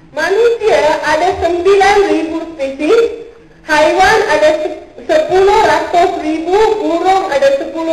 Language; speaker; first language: Malay; non-native, local second language; Tamil